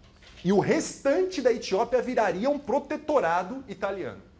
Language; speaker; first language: Portuguese; native; Portuguese